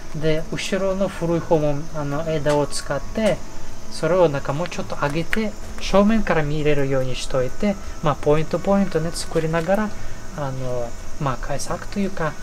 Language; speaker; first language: Japanese; non-native, fluent; Russian